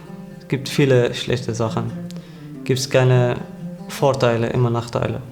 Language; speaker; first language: German; non-native, learner; Arabic